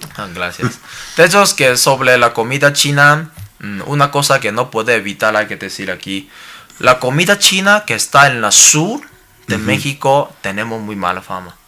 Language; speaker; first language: Spanish; non-native, learner; Cantonese